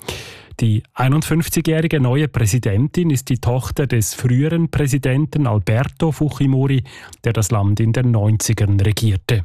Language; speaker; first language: German; native; German